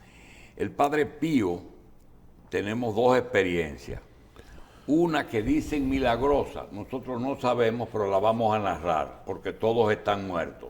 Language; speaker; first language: Spanish; native; Spanish